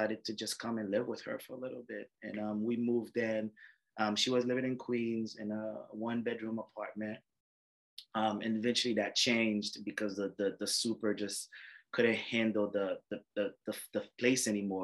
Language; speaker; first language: English; non-native, fluent; French